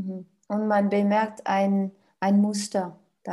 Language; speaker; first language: German; non-native, learner; French